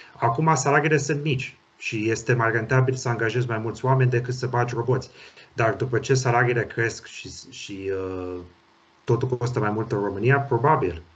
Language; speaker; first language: Romanian; early bilingual, heritage; Romanian